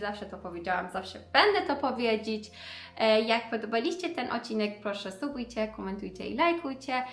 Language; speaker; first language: Polish; non-native, learner; Persian